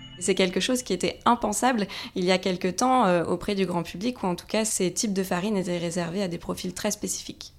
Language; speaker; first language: French; native; French